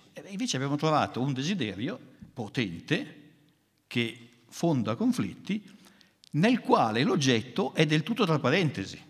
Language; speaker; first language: Italian; native; Italian